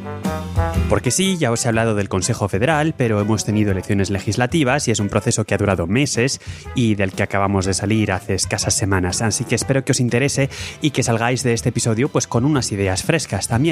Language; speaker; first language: Spanish; native; Spanish